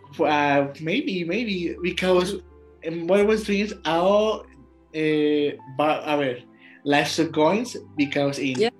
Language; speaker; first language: English; non-native, learner; Spanish